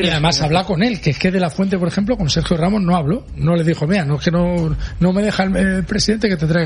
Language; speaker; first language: Spanish; native; Spanish